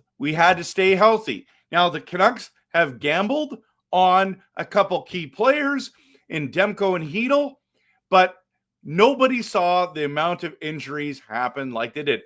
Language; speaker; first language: English; native; English